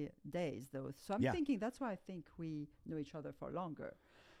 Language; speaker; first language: English; non-native, fluent; French